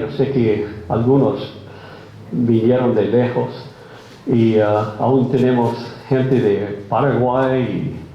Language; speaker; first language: Spanish; non-native, fluent; English